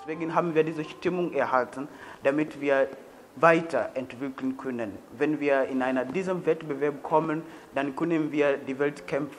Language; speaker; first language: German; non-native, learner; Swahili